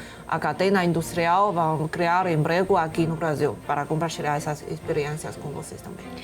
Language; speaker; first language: Portuguese; non-native, fluent; Chinese